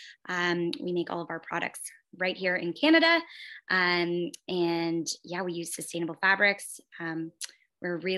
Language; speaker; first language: English; native; English